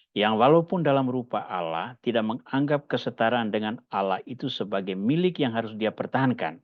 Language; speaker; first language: Indonesian; native; Indonesian